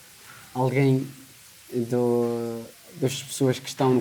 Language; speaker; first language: Portuguese; non-native, learner; Arabic